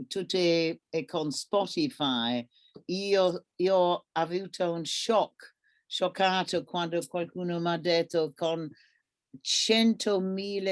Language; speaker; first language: Italian; non-native, learner; English